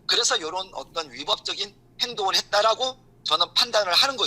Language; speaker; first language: Korean; native; Korean